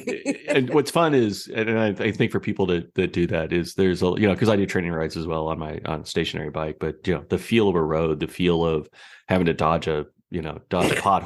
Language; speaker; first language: English; native; English